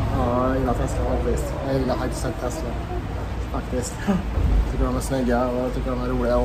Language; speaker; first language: Swedish; native; Swedish